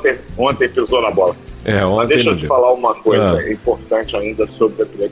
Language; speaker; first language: Portuguese; native; Portuguese